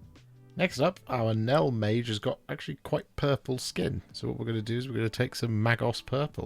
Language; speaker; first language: English; native; English